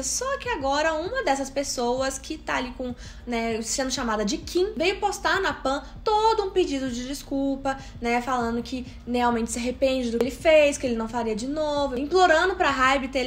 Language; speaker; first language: Portuguese; native; Portuguese